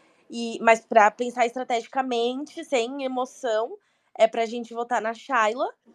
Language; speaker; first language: Portuguese; native; Portuguese